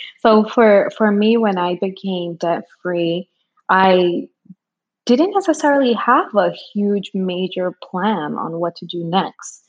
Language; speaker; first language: English; early bilingual, other home language; Spanish